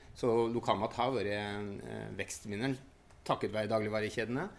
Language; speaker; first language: Norwegian; native; Norwegian